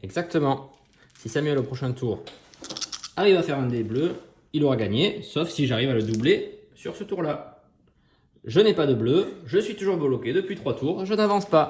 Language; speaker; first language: French; native; French